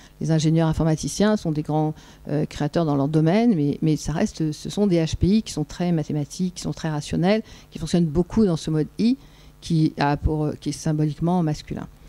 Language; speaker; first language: French; native; French